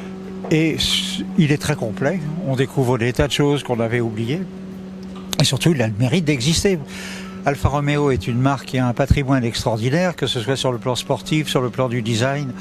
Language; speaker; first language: French; native; French